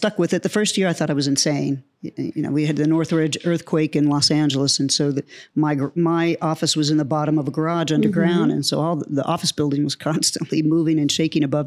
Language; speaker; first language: English; native; English